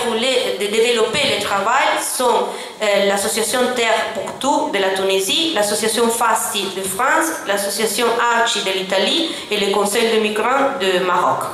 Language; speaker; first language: French; non-native, fluent; Italian